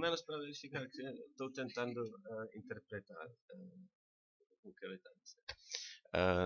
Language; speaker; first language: Portuguese; non-native, fluent; Czech